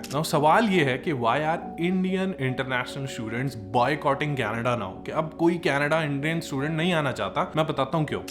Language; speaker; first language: Hindi; native; Hindi